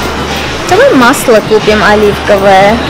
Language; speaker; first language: Russian; non-native, local second language; Armenian